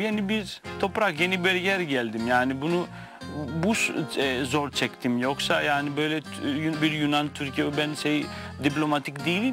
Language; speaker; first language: Turkish; non-native, fluent; Greek